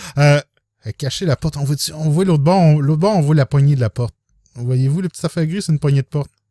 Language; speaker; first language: French; native; French